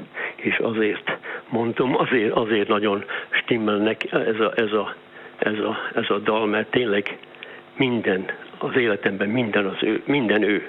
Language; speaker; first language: Hungarian; early bilingual, heritage; Hungarian